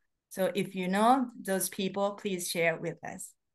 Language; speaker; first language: English; non-native, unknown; Japanese